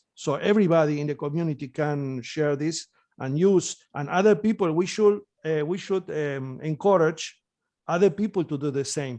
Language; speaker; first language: English; non-native, fluent; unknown